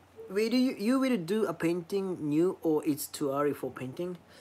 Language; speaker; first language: English; non-native, fluent; Japanese